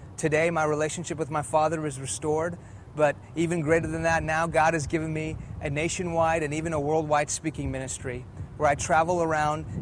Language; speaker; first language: English; early bilingual, other home language; Persian